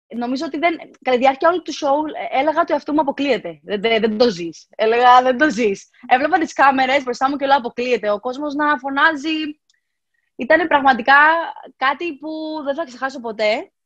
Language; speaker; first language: Greek; native; Greek